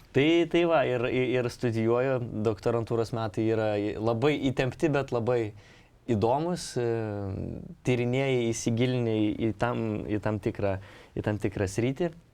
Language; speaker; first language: Lithuanian; non-native, local second language; Polish